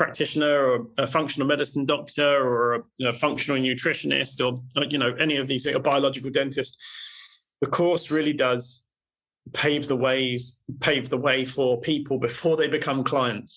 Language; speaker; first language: English; native; English